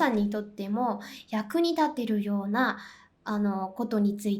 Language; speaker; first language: Japanese; non-native, fluent; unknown